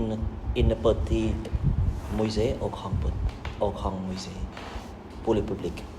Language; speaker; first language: French; non-native, learner; Khmer